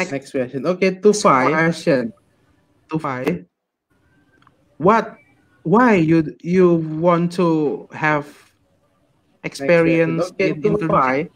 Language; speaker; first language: English; non-native, fluent; Indonesian